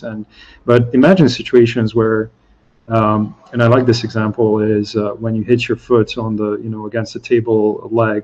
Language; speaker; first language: English; non-native, fluent; Slovak